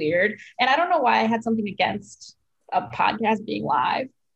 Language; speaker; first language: English; native; English